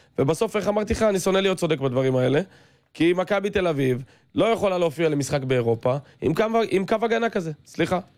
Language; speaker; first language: Hebrew; native; Hebrew